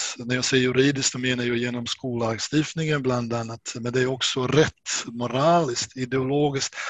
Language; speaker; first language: Swedish; non-native, fluent; Bosnian